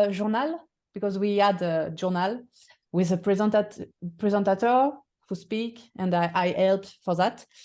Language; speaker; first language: English; non-native, fluent; French